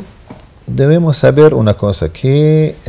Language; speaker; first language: Spanish; non-native, fluent; Arabic